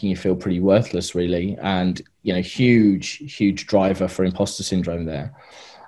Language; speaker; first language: English; native; English